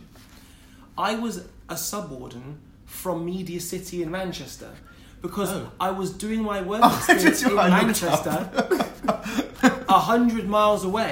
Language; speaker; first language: English; native; English